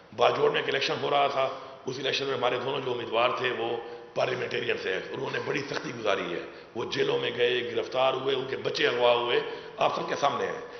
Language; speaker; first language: Urdu; non-native, local second language; Pashto